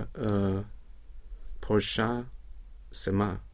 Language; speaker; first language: French; non-native, learner; Swedish